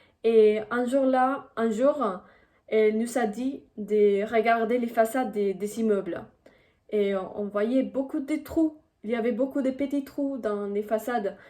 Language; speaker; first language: French; non-native, fluent; Spanish